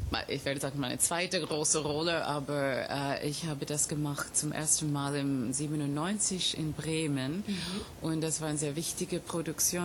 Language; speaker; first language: German; non-native, fluent; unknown